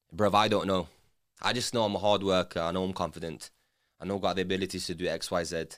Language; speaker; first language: English; non-native, local second language; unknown